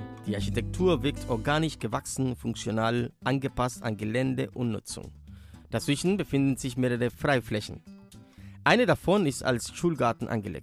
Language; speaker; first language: German; native; German